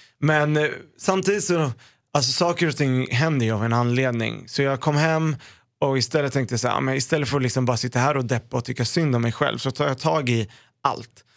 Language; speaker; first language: Swedish; early bilingual, other home language; Arabic